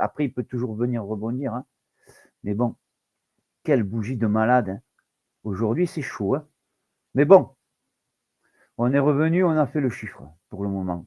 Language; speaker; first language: French; native; French